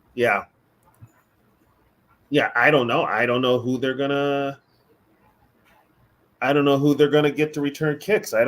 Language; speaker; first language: English; native; English